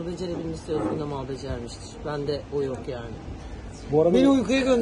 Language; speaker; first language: Turkish; native; Turkish